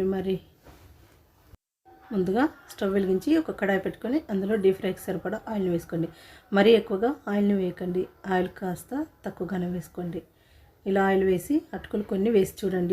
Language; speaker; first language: Telugu; native; Telugu